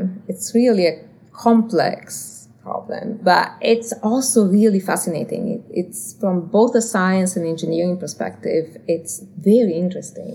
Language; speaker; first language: English; non-native, fluent; Italian